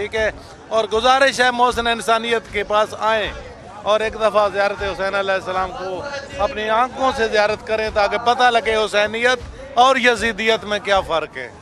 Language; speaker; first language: Urdu; non-native, local second language; Punjabi